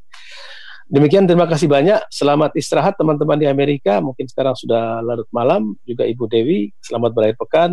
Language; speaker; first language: Indonesian; native; Indonesian